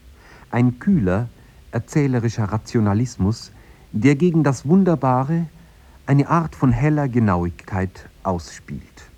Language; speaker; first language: German; native; German